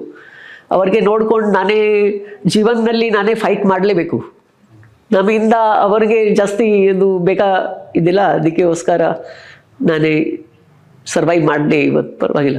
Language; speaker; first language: Kannada; non-native, local second language; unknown